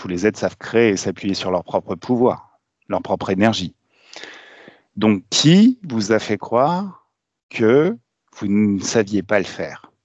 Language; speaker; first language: French; native; French